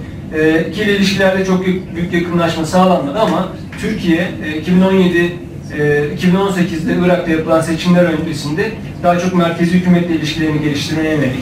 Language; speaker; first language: Turkish; native; Turkish